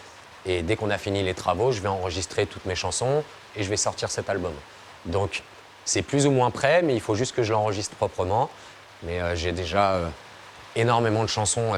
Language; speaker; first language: French; native; French